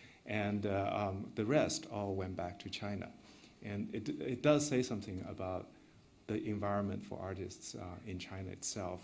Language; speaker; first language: English; non-native, fluent; Chinese